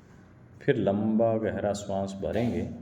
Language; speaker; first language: Hindi; native; Hindi